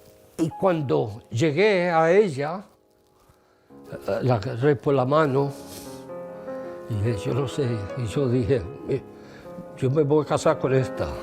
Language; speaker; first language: Spanish; early bilingual, heritage; English